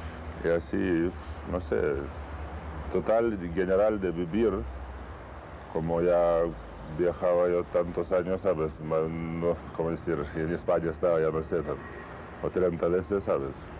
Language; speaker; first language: Spanish; non-native, learner; Lithuanian